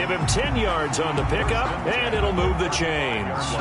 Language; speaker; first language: English; native; English